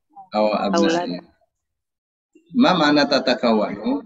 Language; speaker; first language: Arabic; non-native, fluent; Indonesian